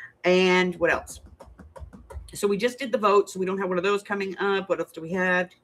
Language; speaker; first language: English; native; English